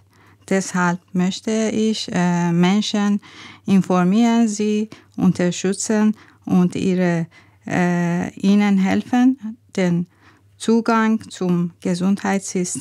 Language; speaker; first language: German; non-native, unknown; Persian